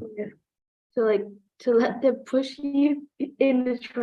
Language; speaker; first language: English; non-native, fluent; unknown